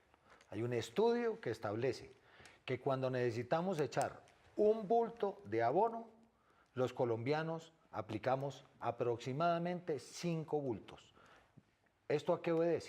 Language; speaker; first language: Spanish; native; Spanish